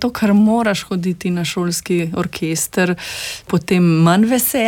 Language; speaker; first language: Slovenian; native; Slovenian